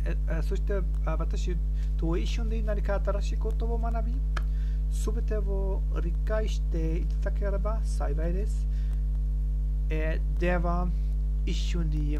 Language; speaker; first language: Japanese; non-native, learner; German